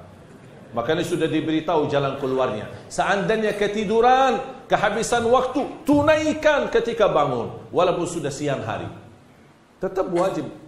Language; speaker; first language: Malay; non-native, fluent; Arabic